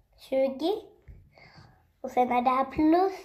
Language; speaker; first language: Swedish; early bilingual, other home language; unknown